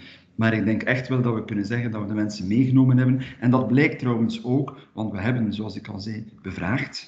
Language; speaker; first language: Dutch; native; Dutch